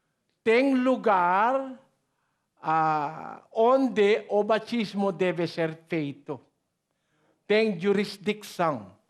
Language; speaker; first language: Portuguese; non-native, learner; Filipino